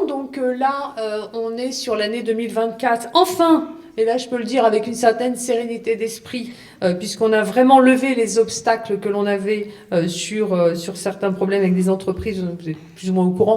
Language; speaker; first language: French; native; French